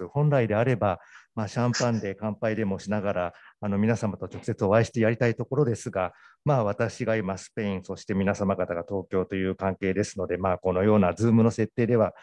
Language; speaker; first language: Japanese; native; Japanese